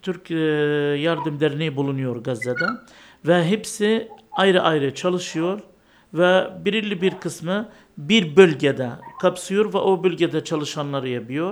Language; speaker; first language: Turkish; non-native, learner; Arabic